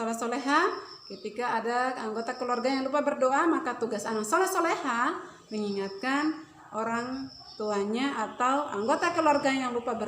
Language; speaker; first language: Indonesian; native; Indonesian